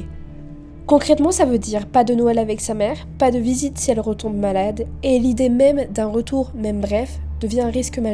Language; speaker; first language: French; native; French